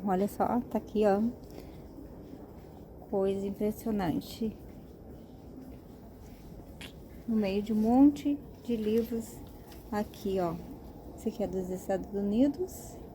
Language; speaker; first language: Portuguese; native; Portuguese